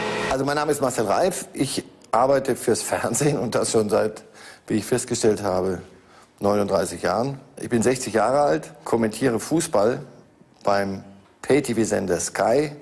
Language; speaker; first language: German; native; German